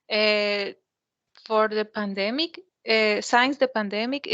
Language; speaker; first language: English; non-native, learner; Spanish